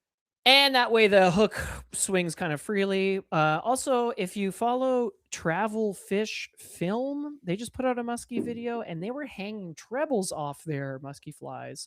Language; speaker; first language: English; native; English